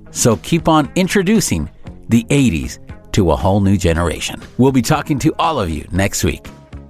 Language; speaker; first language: English; early bilingual, other home language; Spanish